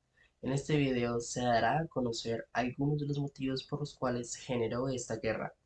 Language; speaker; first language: Spanish; native; Spanish